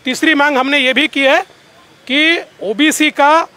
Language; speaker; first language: Hindi; non-native, local second language; Marathi